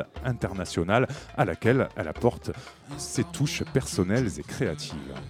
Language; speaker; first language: French; native; French